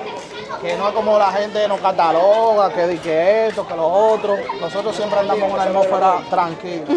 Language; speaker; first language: Spanish; native; Spanish